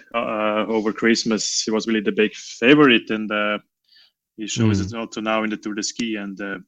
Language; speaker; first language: English; non-native, learner; Romansh